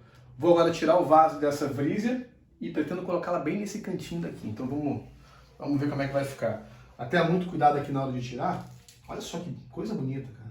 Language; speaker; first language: Portuguese; native; Portuguese